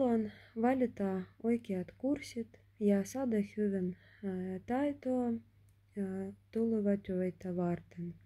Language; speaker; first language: Finnish; non-native, learner; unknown